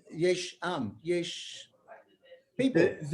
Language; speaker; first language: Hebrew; non-native, learner; English